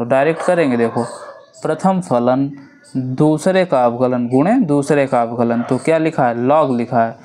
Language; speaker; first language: Hindi; native; Hindi